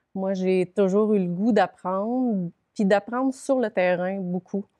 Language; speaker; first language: French; native; French